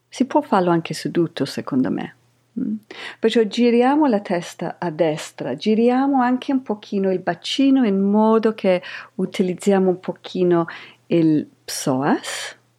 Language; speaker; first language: Italian; non-native, fluent; English